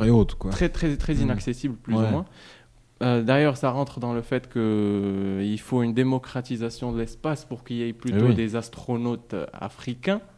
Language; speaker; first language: French; non-native, local second language; Arabic